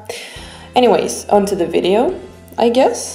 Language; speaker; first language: English; non-native, fluent; Swedish